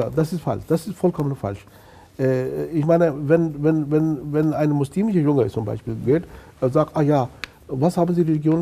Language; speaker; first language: German; non-native, fluent; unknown